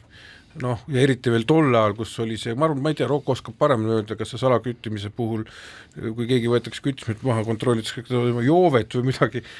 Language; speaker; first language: Estonian; native; Estonian